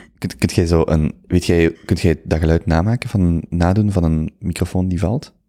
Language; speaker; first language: Dutch; native; Dutch